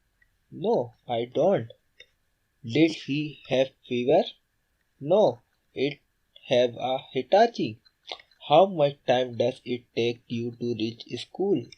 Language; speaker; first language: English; non-native, learner; Urdu